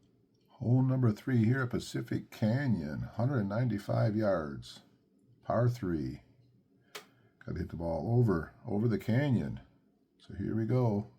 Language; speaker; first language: English; native; English